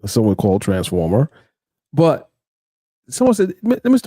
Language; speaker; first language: English; native; English